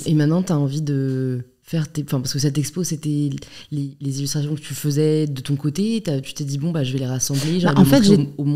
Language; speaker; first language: French; native; French